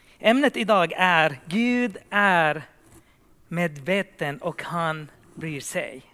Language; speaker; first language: Swedish; non-native, fluent; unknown